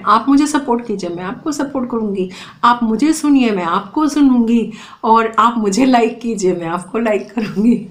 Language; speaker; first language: Hindi; native; Hindi